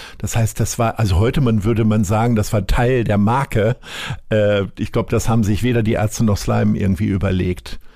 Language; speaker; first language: German; native; German